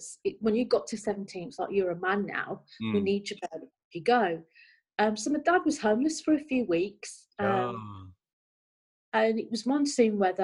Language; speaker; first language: English; native; English